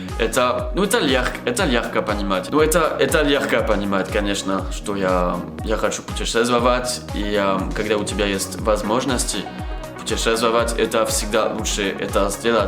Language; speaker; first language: Russian; non-native, learner; French